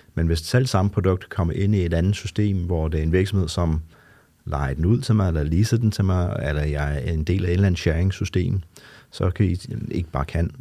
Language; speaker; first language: Danish; non-native, fluent; English